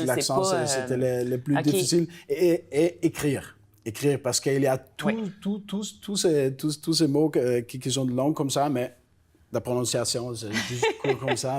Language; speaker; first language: French; non-native, fluent; Italian